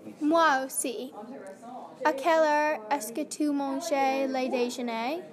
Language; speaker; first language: French; non-native, learner; English